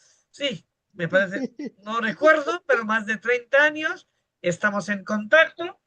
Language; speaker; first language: Spanish; non-native, fluent; Bangla